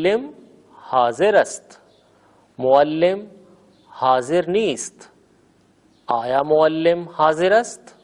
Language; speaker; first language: Persian; non-native, fluent; Urdu